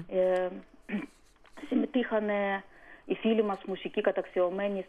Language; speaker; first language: Greek; non-native, fluent; Armenian